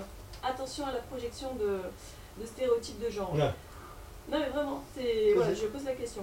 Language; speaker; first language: French; native; French